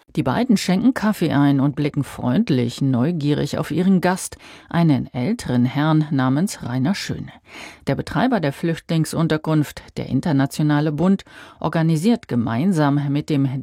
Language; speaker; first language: German; native; German